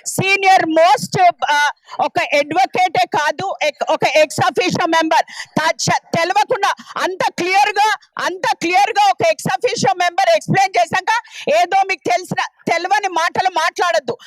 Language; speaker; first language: English; non-native, local second language; Telugu